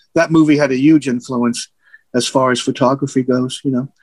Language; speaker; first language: English; native; English